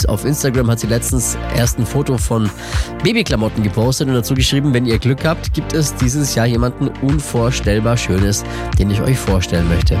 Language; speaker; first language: German; native; German